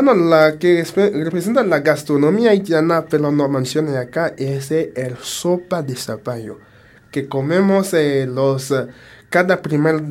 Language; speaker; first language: Spanish; non-native, fluent; Haitian Creole